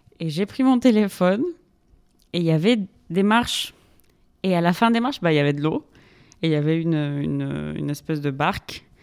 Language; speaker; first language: French; non-native, fluent; Spanish